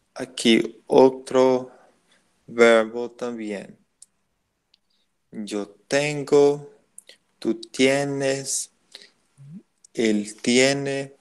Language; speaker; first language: Spanish; non-native, learner; Portuguese